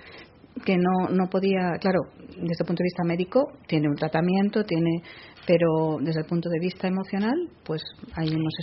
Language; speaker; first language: Spanish; native; Spanish